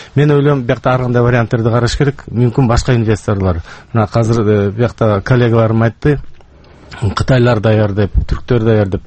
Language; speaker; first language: Kyrgyz; native; Kyrgyz